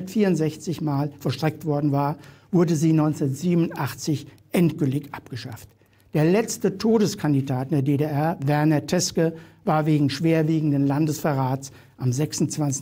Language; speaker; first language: German; native; German